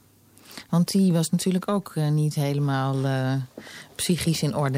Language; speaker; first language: Dutch; native; Dutch